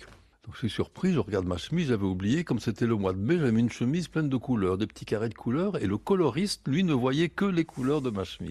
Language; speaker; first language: French; native; French